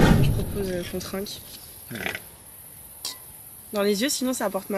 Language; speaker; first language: French; native; French